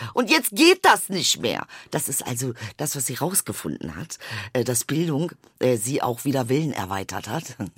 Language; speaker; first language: German; early bilingual, other home language; Turkish